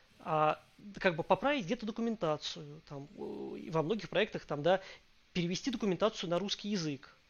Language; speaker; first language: Russian; native; Russian